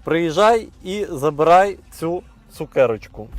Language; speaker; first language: Ukrainian; native; Ukrainian